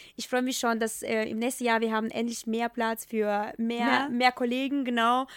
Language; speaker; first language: German; non-native, fluent; Ukrainian